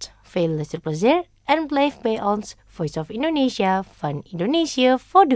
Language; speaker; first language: Dutch; non-native, learner; Indonesian